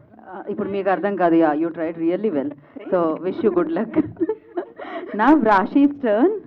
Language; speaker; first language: Telugu; native; Telugu